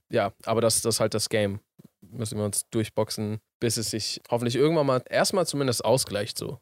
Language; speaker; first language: German; early bilingual, other home language; Persian